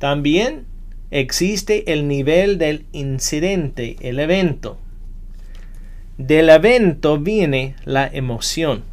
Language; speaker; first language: Spanish; non-native, fluent; English